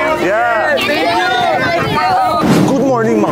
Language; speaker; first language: Filipino; non-native, learner; Arabic